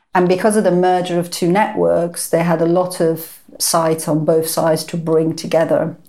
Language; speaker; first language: English; non-native, fluent; Persian